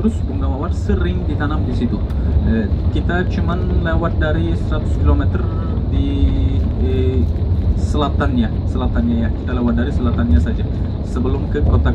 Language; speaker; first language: Indonesian; non-native, fluent; Turkish